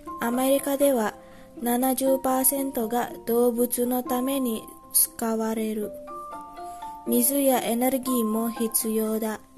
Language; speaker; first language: Japanese; non-native, learner; Indonesian